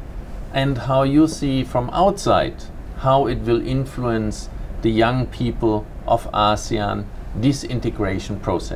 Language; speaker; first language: English; non-native, fluent; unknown